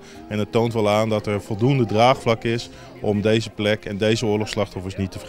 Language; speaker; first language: Dutch; native; Dutch